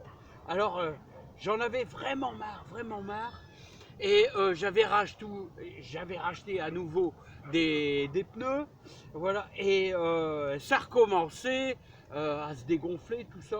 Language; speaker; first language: French; native; French